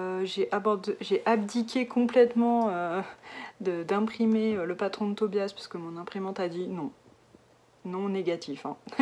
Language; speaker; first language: French; native; French